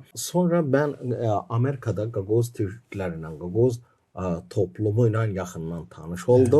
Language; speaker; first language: Turkish; non-native, fluent; Azerbaijani